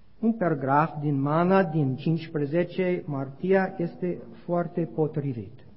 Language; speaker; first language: Romanian; non-native, learner; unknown